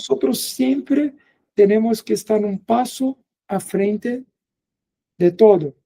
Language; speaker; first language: Spanish; non-native, fluent; Portuguese